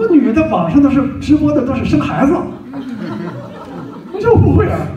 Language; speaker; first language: Chinese; native; Chinese